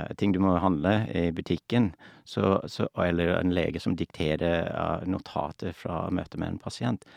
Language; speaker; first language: Norwegian; non-native, fluent; English